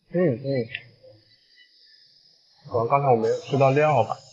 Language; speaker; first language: Chinese; native; Chinese